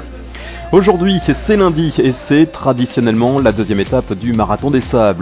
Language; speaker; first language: French; native; French